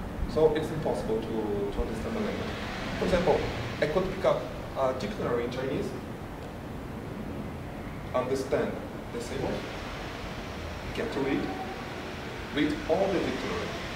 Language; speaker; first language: English; non-native, fluent; Portuguese